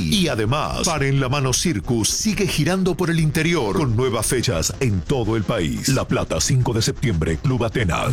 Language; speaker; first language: Spanish; native; Spanish